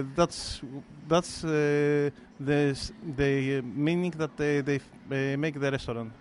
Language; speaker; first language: English; non-native, fluent; Greek